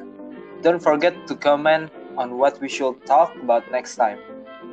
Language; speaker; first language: English; non-native, fluent; Indonesian